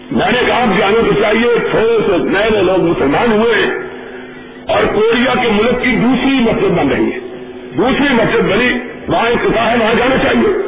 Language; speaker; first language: Urdu; non-native, local second language; Punjabi